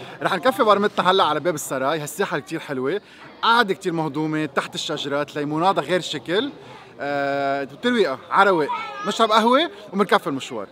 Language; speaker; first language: Arabic; native; Arabic